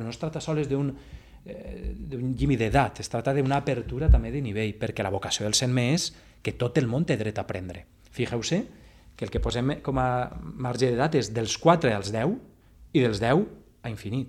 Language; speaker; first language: Catalan; native; Catalan